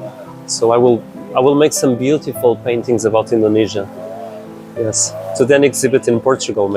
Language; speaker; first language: English; non-native, fluent; Portuguese